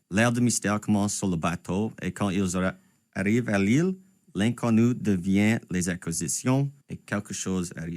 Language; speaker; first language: French; non-native, local second language; English